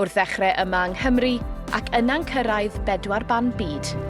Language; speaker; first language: Welsh; native; Welsh